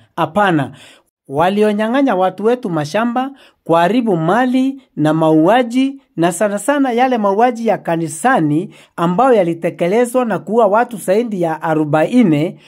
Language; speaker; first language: Swahili; non-native, local second language; Meru